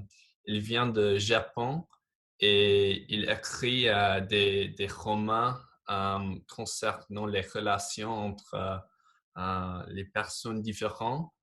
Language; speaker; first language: French; non-native, fluent; English